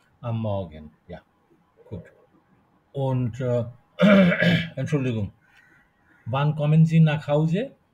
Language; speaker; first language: German; non-native, fluent; Bangla